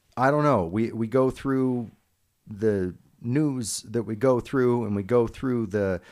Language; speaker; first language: English; native; English